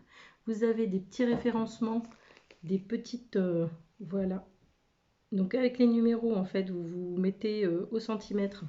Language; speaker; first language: French; native; French